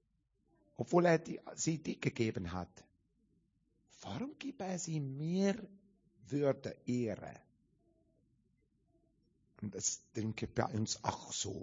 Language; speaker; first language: German; non-native, learner; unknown